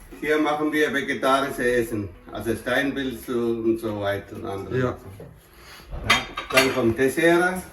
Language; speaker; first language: German; non-native, learner; Tamil